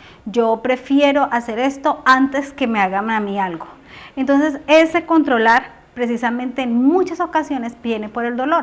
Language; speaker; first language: Spanish; native; Spanish